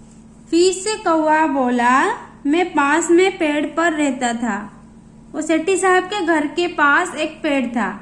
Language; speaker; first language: Hindi; non-native, local second language; Odia